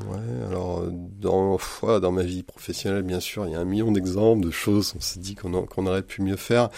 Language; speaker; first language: French; native; French